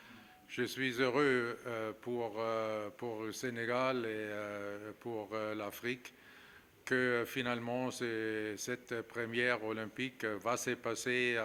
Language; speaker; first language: French; non-native, fluent; German